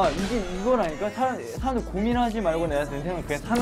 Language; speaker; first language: Korean; native; Korean